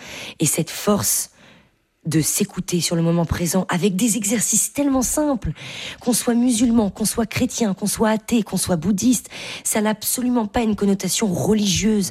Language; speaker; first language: French; native; French